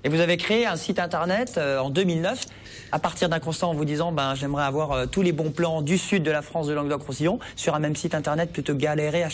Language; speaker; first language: French; native; French